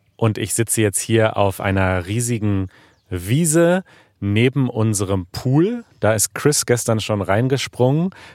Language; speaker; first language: German; native; German